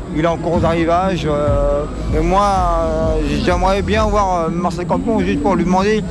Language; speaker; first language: French; native; French